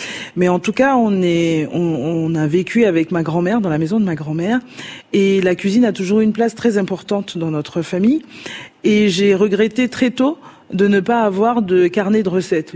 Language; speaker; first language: French; non-native, local second language; Fon